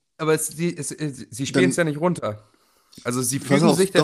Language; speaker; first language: German; native; German